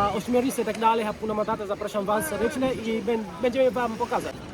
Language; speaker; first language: Polish; non-native, learner; Swahili